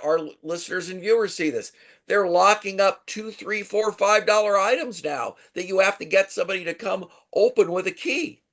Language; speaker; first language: English; native; English